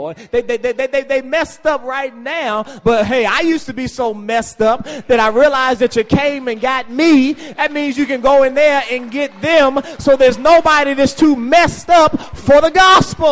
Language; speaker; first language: English; native; English